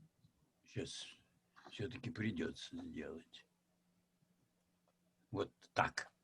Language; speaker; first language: Russian; native; Russian